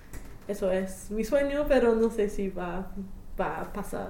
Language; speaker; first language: Spanish; non-native, fluent; English